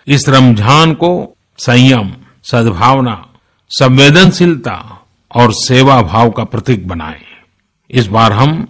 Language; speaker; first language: Hindi; non-native, local second language; Gujarati